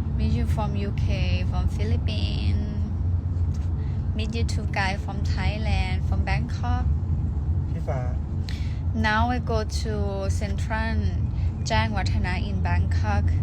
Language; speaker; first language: English; non-native, learner; Thai